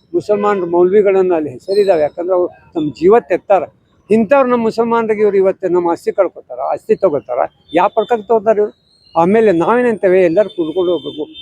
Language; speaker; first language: Kannada; non-native, local second language; Urdu